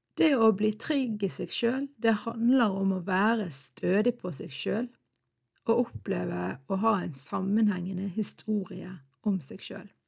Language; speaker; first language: Norwegian; early bilingual, other home language; Arabic